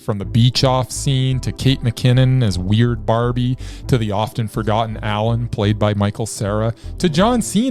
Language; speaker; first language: English; native; English